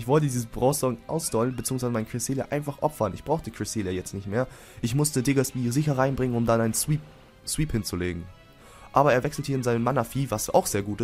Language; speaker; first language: German; native; German